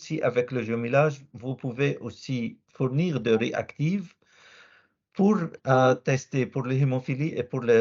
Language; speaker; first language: French; non-native, learner; Arabic